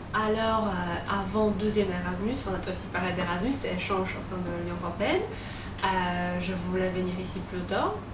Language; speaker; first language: French; non-native, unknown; Polish